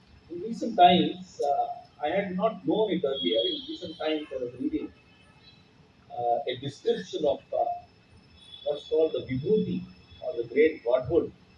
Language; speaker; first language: English; non-native, local second language; Telugu